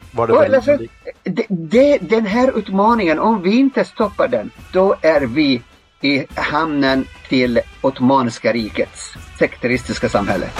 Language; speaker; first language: Swedish; non-native, fluent; Arabic